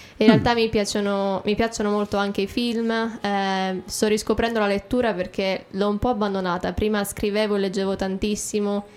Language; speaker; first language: Italian; native; Italian